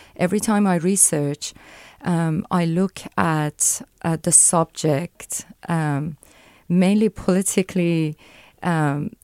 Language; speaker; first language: English; non-native, fluent; Persian